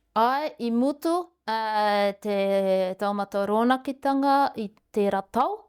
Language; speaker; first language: Māori; non-native, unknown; Estonian